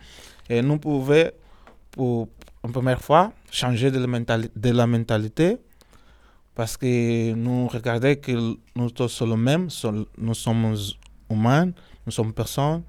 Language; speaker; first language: French; non-native, learner; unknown